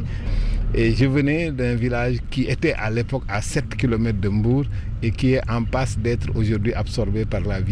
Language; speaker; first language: French; native; French